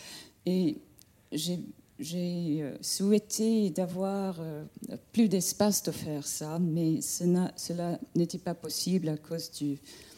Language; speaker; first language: French; non-native, fluent; English